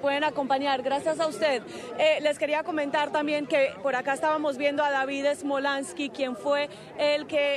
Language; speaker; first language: Spanish; native; Spanish